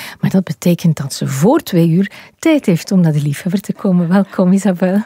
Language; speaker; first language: Dutch; native; Dutch